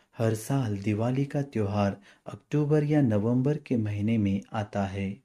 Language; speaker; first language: Hindi; non-native, local second language; Marathi